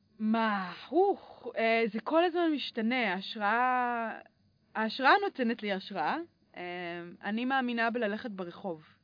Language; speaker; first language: Hebrew; early bilingual, other home language; English